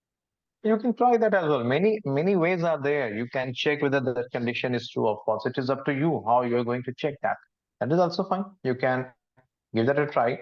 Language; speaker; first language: English; non-native, local second language; Hindi